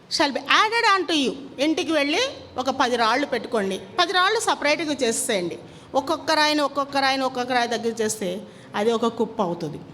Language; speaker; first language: Telugu; non-native, local second language; Kannada